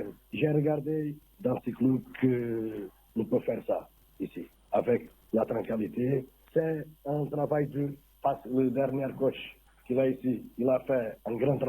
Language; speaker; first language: French; non-native, learner; Portuguese